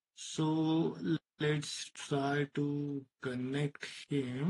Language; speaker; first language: English; non-native, local second language; Marathi